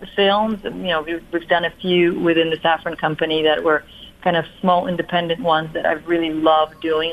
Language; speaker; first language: English; non-native, fluent; Polish